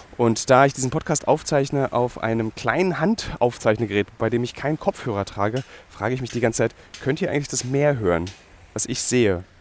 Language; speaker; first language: German; native; German